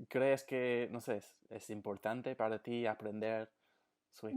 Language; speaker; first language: Spanish; non-native, fluent; English